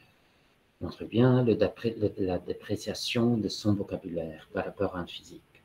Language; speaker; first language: French; non-native, fluent; Italian